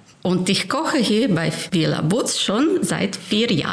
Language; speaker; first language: German; non-native, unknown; Ukrainian